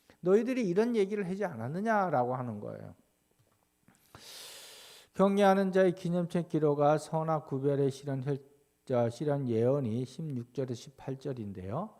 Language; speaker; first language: Korean; native; Korean